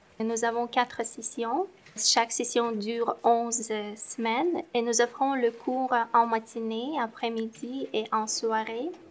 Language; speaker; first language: French; non-native, fluent; Romanian